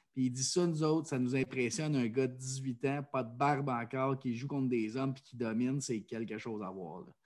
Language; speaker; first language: French; native; French